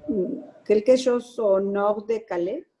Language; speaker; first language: French; non-native, learner; Spanish